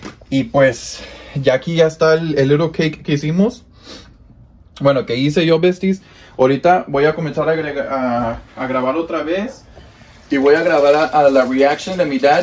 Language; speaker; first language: Spanish; early bilingual, heritage; Spanish